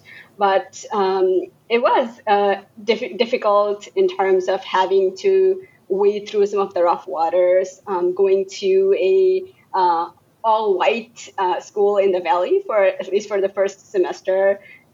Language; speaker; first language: English; non-native, local second language; Bangla